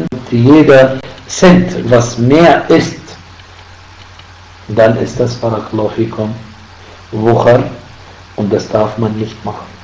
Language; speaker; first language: German; non-native, fluent; Arabic